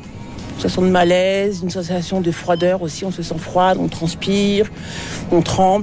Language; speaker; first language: French; native; French